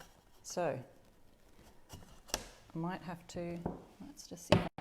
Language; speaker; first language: English; native; English